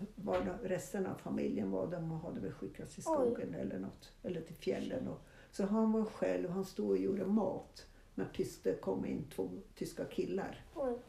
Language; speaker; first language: Swedish; non-native, fluent; Norwegian